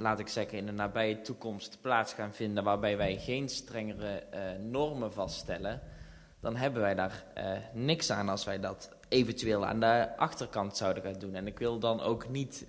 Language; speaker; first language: Dutch; native; Dutch